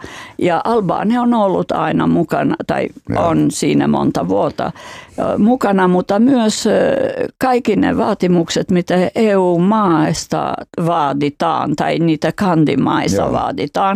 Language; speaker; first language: Finnish; non-native, fluent; Albanian